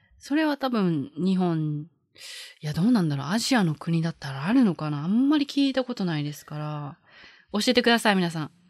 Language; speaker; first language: Japanese; native; Japanese